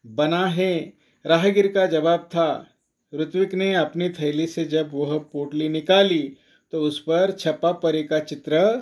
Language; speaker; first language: Hindi; non-native, local second language; Marathi